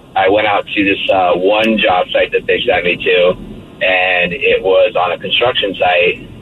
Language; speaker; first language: English; native; English